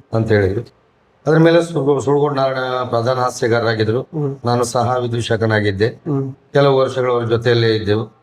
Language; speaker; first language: Kannada; native; Kannada